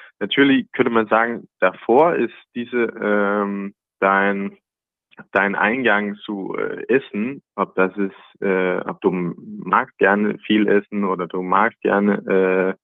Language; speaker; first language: German; non-native, learner; Danish